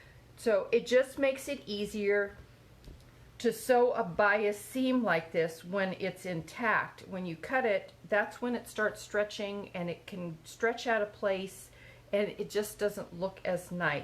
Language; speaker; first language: English; native; English